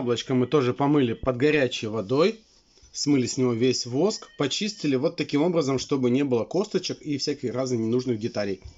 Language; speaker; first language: Russian; native; Russian